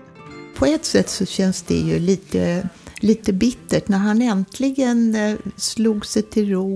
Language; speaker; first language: Swedish; native; Swedish